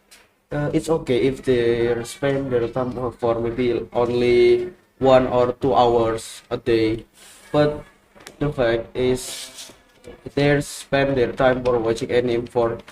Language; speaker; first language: English; non-native, learner; Indonesian